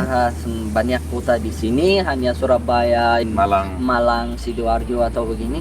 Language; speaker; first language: Indonesian; non-native, learner; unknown